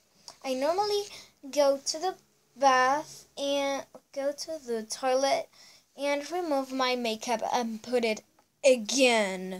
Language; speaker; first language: English; non-native, learner; Spanish